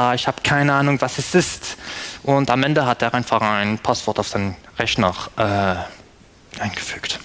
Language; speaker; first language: German; non-native, fluent; French